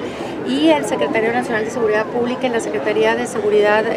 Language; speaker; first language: Spanish; native; Spanish